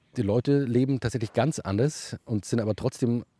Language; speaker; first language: German; native; German